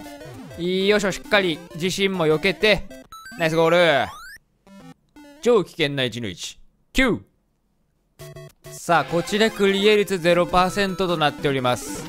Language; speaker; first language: Japanese; native; Japanese